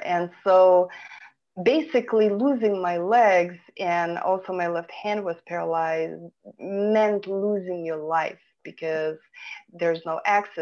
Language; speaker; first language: English; non-native, fluent; Lithuanian